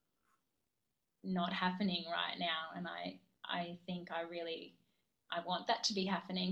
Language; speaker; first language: English; native; English